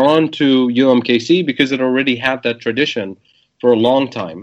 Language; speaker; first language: English; non-native, fluent; Arabic